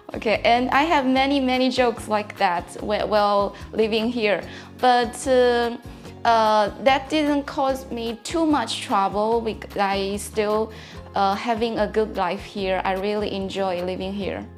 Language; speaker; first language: English; non-native, fluent; Chinese